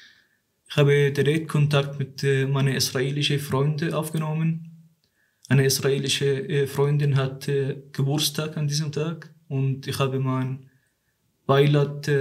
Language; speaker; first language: German; non-native, fluent; Arabic